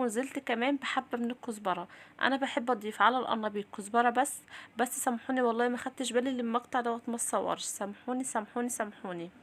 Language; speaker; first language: Arabic; native; Arabic